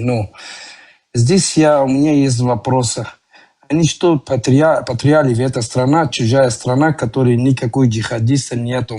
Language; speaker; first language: Russian; non-native, learner; Kurdish